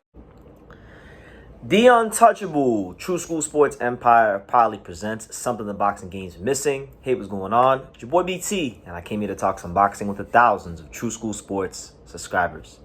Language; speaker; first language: English; native; English